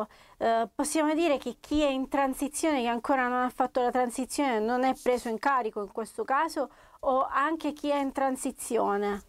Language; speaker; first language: Italian; native; Italian